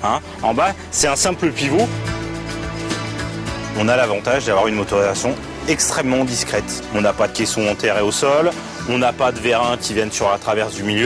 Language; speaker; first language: French; native; French